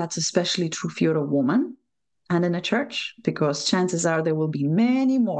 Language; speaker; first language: English; non-native, fluent; Lithuanian